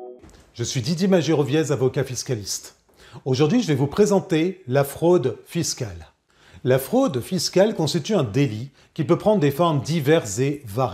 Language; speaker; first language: French; native; French